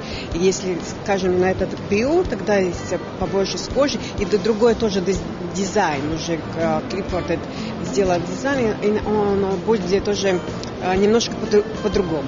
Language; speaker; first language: Russian; non-native, fluent; Latvian